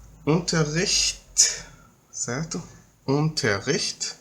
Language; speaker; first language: German; early bilingual, heritage; Portuguese